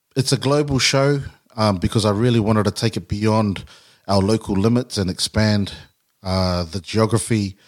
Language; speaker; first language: English; native; English